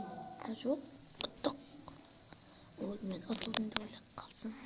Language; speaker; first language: Kazakh; native; Kazakh